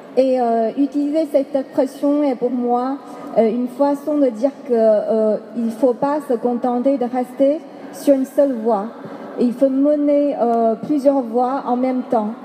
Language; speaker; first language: French; non-native, fluent; Chinese